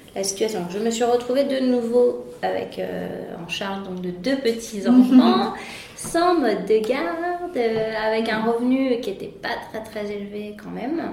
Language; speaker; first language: French; native; French